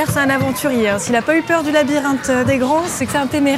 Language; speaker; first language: French; native; French